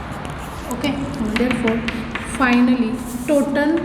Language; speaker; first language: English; non-native, local second language; Marathi